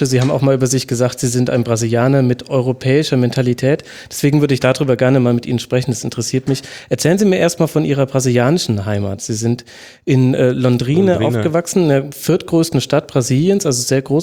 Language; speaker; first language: German; native; German